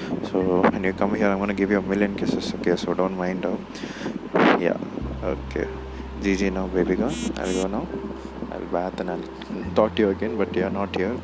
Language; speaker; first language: English; non-native, local second language; Tamil